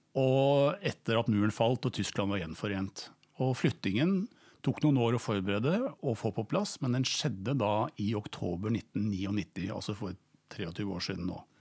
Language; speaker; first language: Norwegian; native; Norwegian